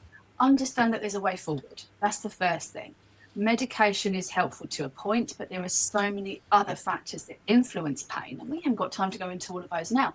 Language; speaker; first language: English; native; English